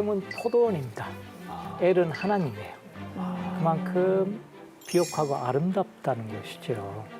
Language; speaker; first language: Korean; native; Korean